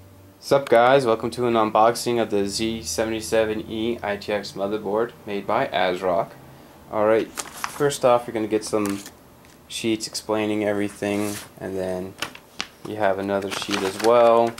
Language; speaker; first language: English; native; English